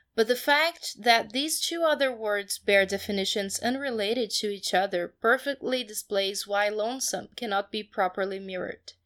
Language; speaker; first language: English; non-native, fluent; Portuguese